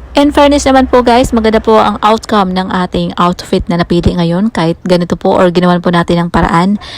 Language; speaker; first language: Filipino; non-native, local second language; Waray